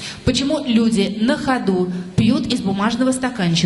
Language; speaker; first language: Russian; native; Russian